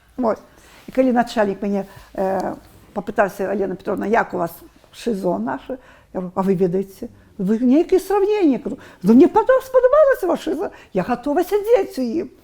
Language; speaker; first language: Belarusian; non-native, local second language; Russian